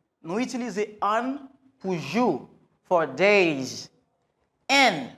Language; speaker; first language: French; non-native, local second language; Haitian Creole